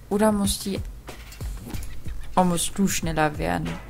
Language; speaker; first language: German; native; German